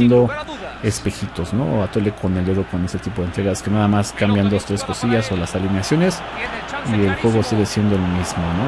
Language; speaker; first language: Spanish; native; Spanish